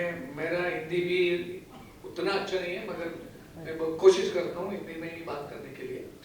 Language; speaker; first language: Hindi; non-native, local second language; Kannada